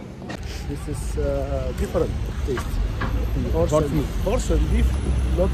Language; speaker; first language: English; non-native, learner; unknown